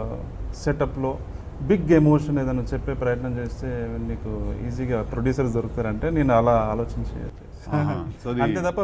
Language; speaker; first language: Telugu; native; Telugu